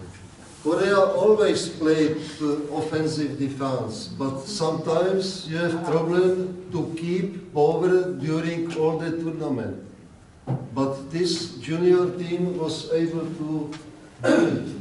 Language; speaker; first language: English; non-native, learner; Czech